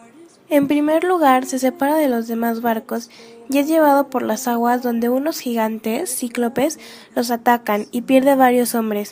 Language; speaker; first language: Spanish; native; Spanish